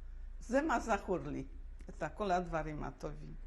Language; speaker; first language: Hebrew; non-native, fluent; Polish